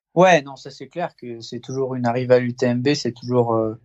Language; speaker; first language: French; native; French